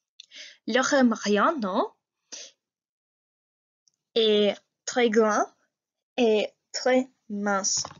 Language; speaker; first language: French; non-native, learner; English